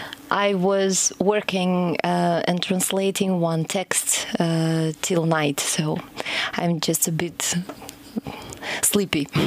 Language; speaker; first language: English; non-native, fluent; Russian